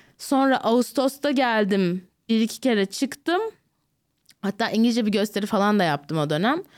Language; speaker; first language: Turkish; early bilingual, heritage; Turkish